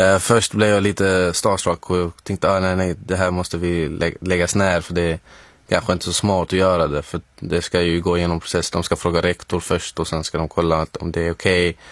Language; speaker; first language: Swedish; non-native, fluent; Arabic